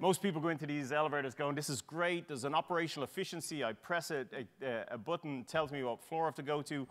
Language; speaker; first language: English; native; English